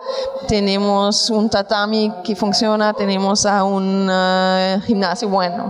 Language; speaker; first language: Spanish; non-native, fluent; German